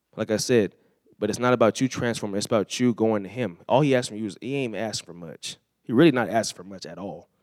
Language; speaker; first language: English; native; English